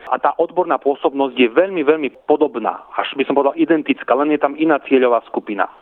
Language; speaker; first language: Slovak; non-native, local second language; Rusyn